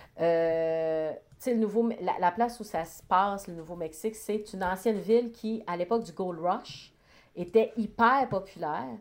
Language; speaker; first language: French; native; French